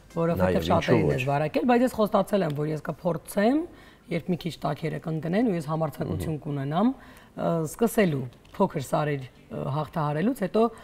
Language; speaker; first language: Armenian; native; Armenian